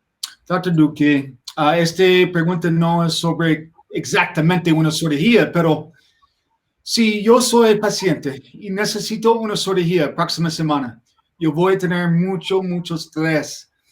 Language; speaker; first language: Spanish; non-native, learner; English